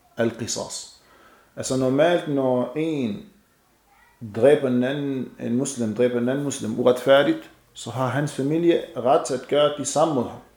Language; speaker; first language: Danish; non-native, fluent; Arabic